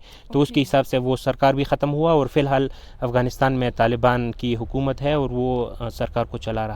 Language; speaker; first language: Hindi; non-native, fluent; Pashto